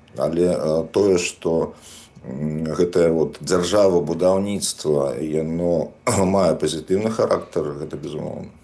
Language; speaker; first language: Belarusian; native; Belarusian